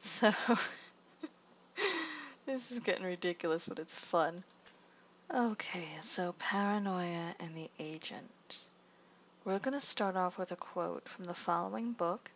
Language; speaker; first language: English; native; English